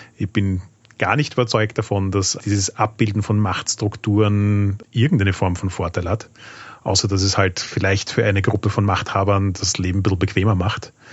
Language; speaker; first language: German; native; German